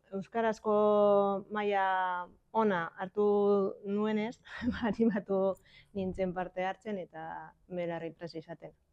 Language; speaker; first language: Basque; non-native, local second language; Spanish